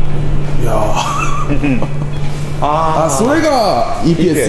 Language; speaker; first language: Japanese; non-native, learner; Korean